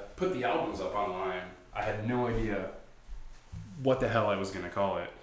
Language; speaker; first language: English; native; English